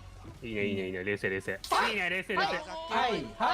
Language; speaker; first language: Japanese; native; Japanese